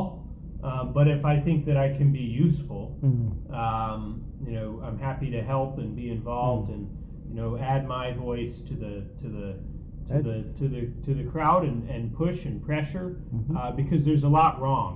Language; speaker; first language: English; native; English